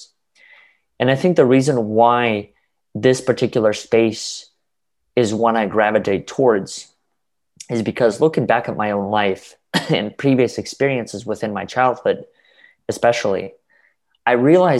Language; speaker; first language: English; early bilingual, other home language; Russian